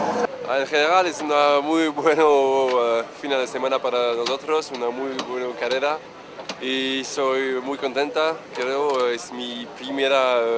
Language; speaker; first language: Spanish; non-native, learner; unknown